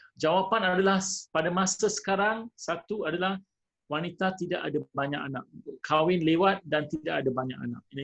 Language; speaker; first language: Malay; non-native, local second language; Tamil